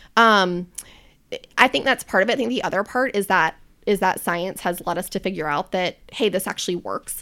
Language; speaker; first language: English; native; English